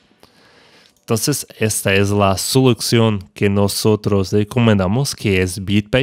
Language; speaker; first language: Spanish; non-native, fluent; Portuguese